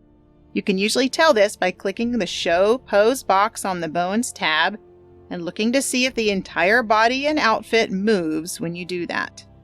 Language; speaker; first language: English; native; English